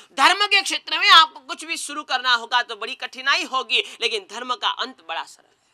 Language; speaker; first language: Hindi; non-native, local second language; Gujarati